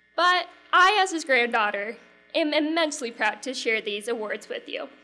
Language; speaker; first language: English; native; English